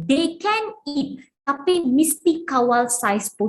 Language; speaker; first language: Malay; non-native, local second language; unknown